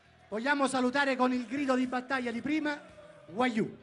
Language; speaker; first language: Italian; native; Italian